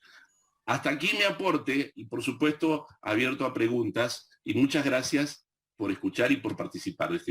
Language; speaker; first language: Spanish; native; Spanish